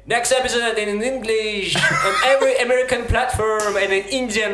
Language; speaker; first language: English; non-native, learner; Russian